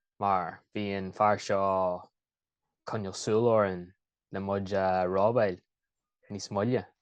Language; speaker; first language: Irish; native; Irish